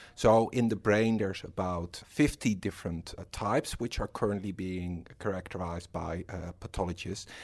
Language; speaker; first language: English; non-native, fluent; Dutch